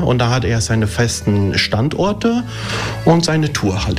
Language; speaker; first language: German; early bilingual, other home language; Italian